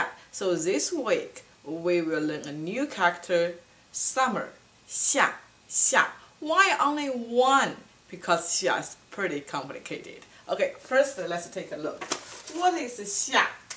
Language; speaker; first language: English; non-native, fluent; Chinese